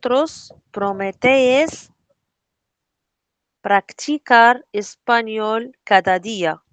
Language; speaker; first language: Spanish; non-native, learner; Arabic